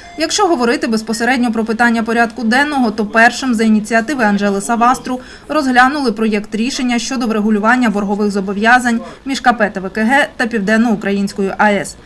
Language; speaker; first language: Ukrainian; native; Ukrainian